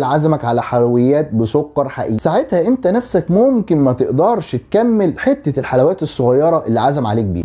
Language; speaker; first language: Arabic; native; Arabic